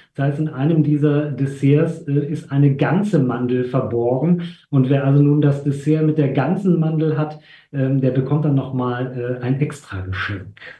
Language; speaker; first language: German; native; German